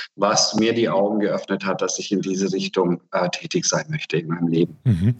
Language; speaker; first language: German; non-native, fluent; Hungarian